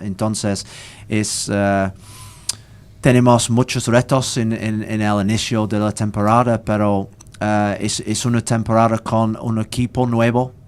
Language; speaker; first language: Spanish; non-native, learner; English